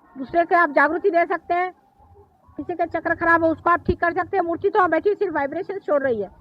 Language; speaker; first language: Hindi; non-native, local second language; Marathi